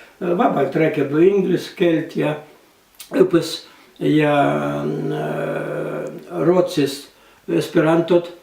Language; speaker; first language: Estonian; non-native, learner; Russian